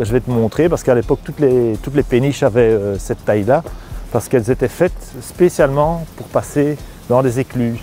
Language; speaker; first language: French; native; French